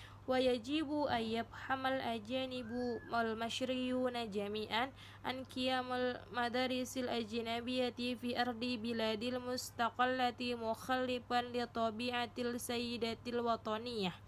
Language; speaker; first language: Arabic; non-native, learner; Indonesian